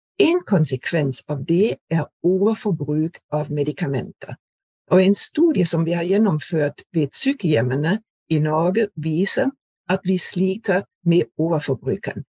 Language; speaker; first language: Norwegian; non-native, fluent; German